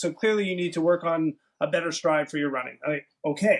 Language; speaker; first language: English; native; English